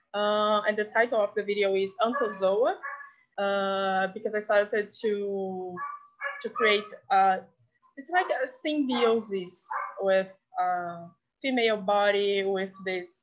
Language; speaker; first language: English; non-native, fluent; Portuguese